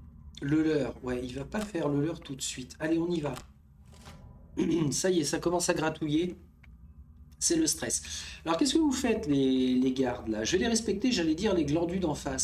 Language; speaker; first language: French; native; French